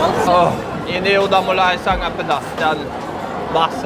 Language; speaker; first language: Indonesian; non-native, fluent; Norwegian